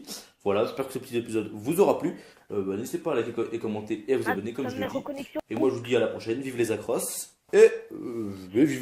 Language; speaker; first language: French; native; French